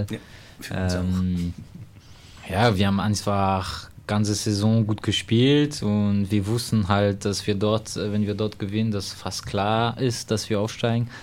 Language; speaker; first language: German; non-native, fluent; French